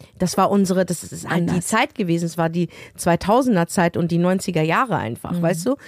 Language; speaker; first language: German; early bilingual, other home language; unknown